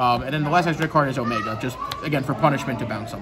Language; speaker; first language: English; native; English